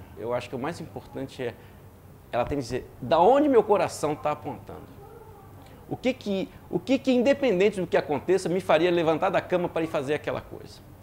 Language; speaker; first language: Portuguese; early bilingual, other home language; French